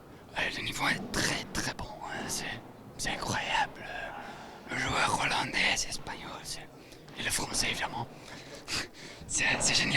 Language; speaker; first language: French; non-native, local second language; Dutch